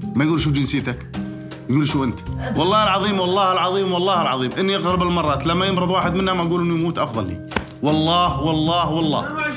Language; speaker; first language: Arabic; native; Arabic